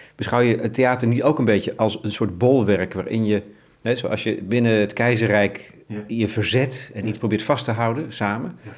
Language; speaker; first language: Dutch; native; Dutch